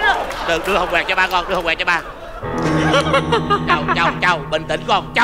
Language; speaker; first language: Vietnamese; native; Vietnamese